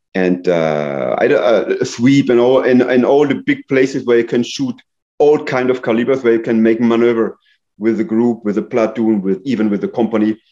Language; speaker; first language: English; non-native, fluent; German